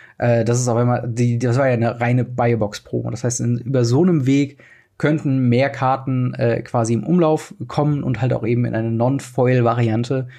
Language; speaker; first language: German; native; German